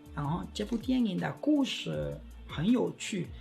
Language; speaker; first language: Chinese; non-native, fluent; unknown